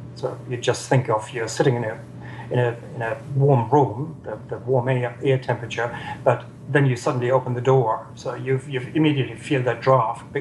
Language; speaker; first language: English; non-native, fluent; German